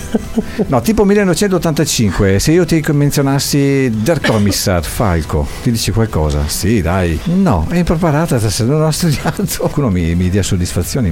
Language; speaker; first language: Italian; native; Italian